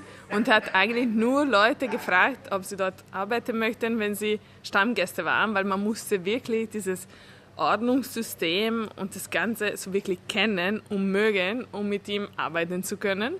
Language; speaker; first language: German; early bilingual, heritage; German